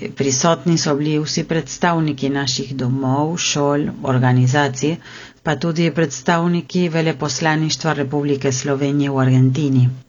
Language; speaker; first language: Slovenian; early bilingual, heritage; Slovenian